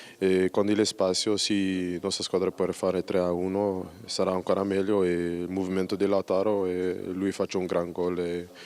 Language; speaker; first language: Italian; non-native, learner; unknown